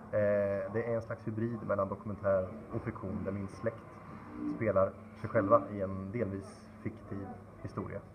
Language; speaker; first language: Swedish; native; Swedish